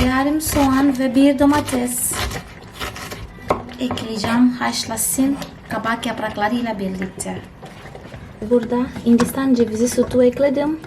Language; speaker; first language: Turkish; non-native, fluent; Portuguese